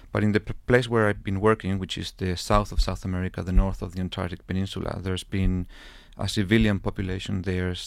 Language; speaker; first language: English; non-native, fluent; Spanish